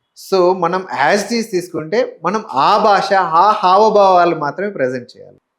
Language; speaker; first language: Telugu; native; Telugu